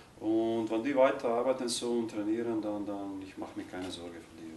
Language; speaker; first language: German; non-native, learner; Croatian